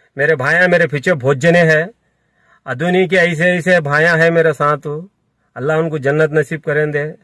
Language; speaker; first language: Hindi; non-native, local second language; Urdu